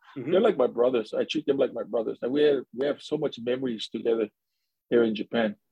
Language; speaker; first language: English; native; English